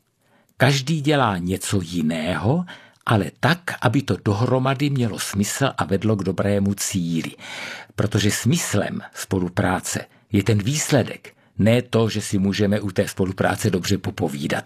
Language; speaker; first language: Czech; native; Czech